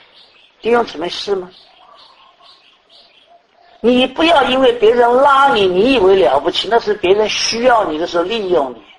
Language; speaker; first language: Chinese; native; Chinese